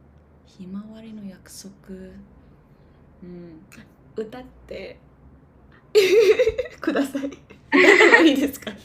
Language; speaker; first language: Japanese; non-native, learner; English